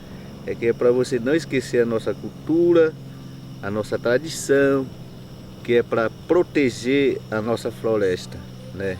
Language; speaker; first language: Portuguese; non-native, local second language; Kayapó